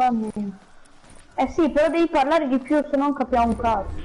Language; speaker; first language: Italian; native; Italian